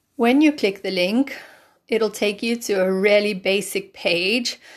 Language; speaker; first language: English; native; English